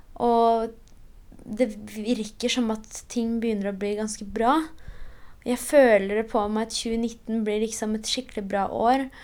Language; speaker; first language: Norwegian; early bilingual, other home language; Polish